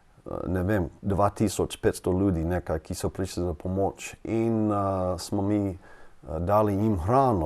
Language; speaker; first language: Slovenian; non-native, learner; English